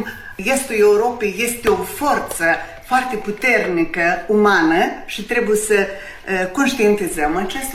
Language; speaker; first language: Romanian; native; Romanian